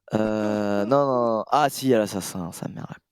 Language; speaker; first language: French; native; French